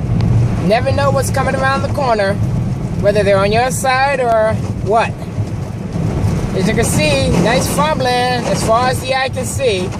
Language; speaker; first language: English; native; English